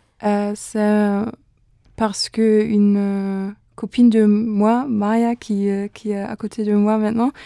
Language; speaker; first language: French; non-native, fluent; German